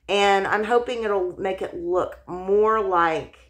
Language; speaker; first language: English; native; English